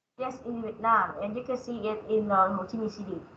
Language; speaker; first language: English; non-native, learner; Vietnamese